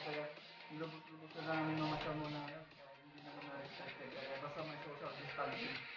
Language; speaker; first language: Filipino; non-native, local second language; Iloko